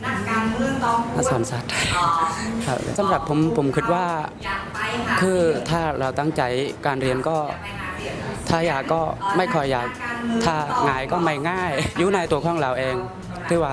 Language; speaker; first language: Thai; non-native, learner; Khmer